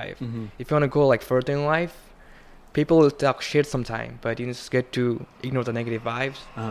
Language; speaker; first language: English; non-native, local second language; Bangla